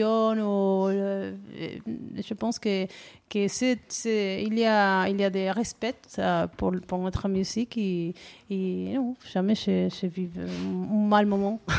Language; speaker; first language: French; non-native, learner; Spanish